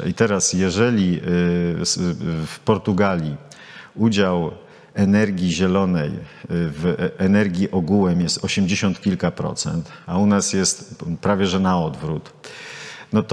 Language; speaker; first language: Polish; native; Polish